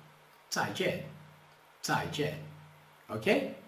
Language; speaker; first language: Chinese; non-native, fluent; Portuguese